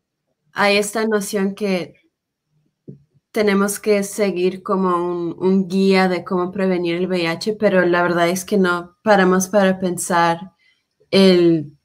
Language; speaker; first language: Spanish; non-native, fluent; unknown